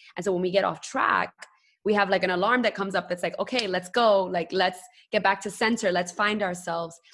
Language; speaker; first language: English; native; English